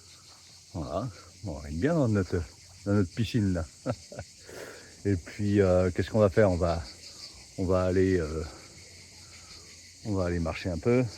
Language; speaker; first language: French; native; French